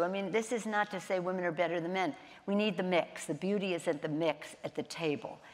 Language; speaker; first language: English; native; English